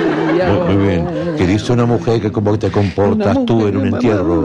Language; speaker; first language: Spanish; native; Spanish